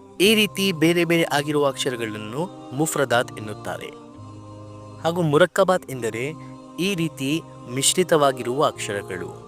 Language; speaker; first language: Kannada; non-native, local second language; Urdu